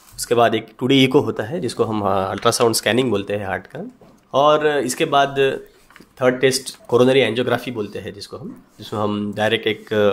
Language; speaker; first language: Hindi; non-native, local second language; Marathi